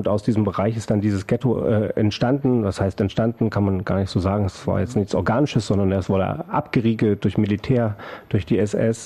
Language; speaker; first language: German; native; German